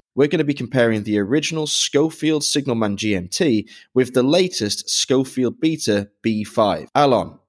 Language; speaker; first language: English; native; English